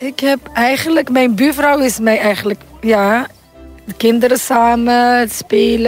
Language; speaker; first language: Dutch; non-native, learner; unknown